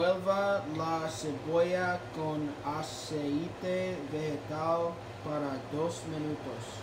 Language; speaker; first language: Spanish; non-native, learner; English